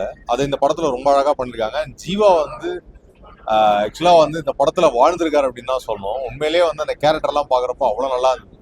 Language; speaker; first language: Tamil; native; Tamil